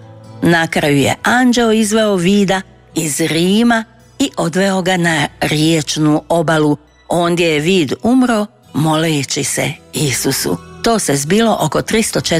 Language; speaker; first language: Croatian; native; Croatian